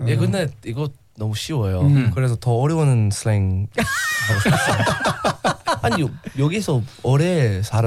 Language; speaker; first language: Korean; non-native, learner; English